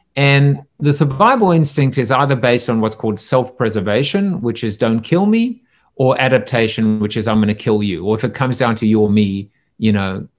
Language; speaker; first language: English; native; English